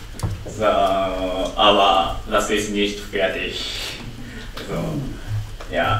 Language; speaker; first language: German; non-native, learner; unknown